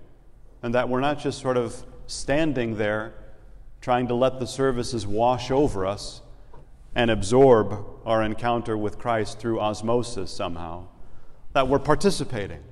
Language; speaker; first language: English; native; English